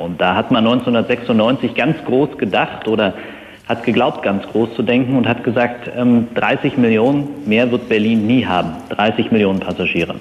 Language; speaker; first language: German; native; German